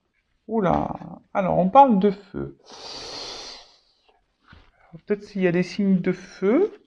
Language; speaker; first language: French; native; French